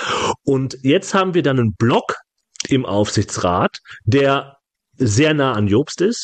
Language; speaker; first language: German; native; German